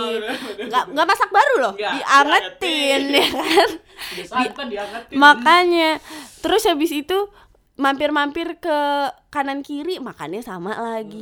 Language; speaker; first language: Indonesian; native; Indonesian